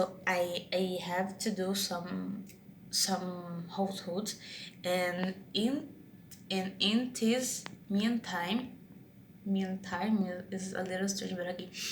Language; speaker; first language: English; non-native, learner; Portuguese